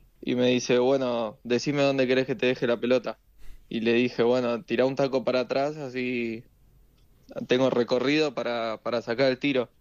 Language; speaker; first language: Spanish; native; Spanish